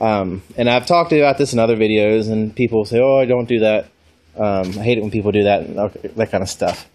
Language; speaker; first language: English; native; English